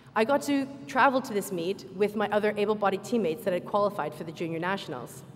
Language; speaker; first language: English; native; English